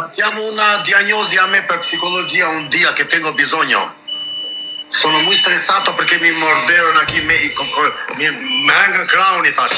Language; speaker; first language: Italian; non-native, learner; Albanian